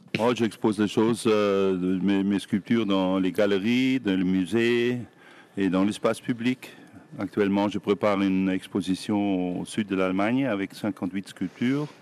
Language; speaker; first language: French; non-native, fluent; German